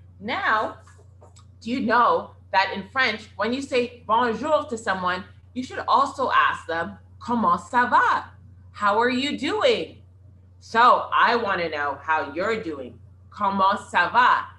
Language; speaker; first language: English; early bilingual, other home language; French